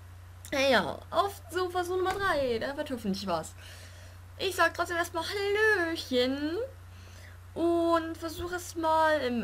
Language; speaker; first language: German; native; German